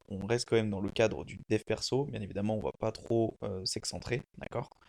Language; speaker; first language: French; native; French